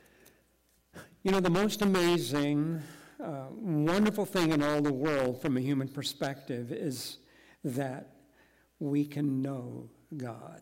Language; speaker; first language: English; native; English